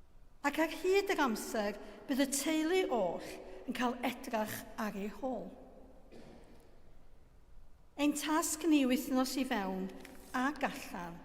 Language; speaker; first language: Welsh; native; Welsh